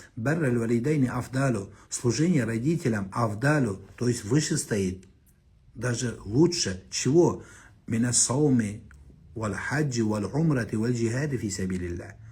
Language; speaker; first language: Russian; non-native, local second language; Kazakh